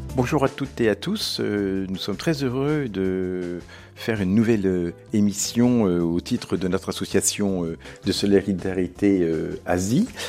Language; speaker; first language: French; native; French